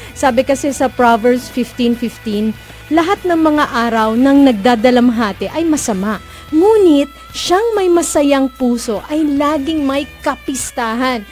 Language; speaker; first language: Filipino; non-native, local second language; Cebuano